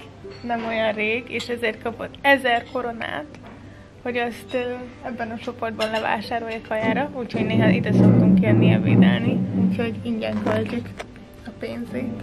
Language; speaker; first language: Hungarian; native; Hungarian